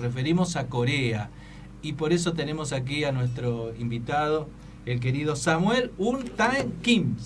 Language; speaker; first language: Spanish; native; Spanish